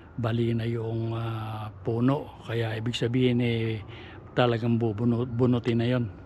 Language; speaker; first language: Filipino; native; Filipino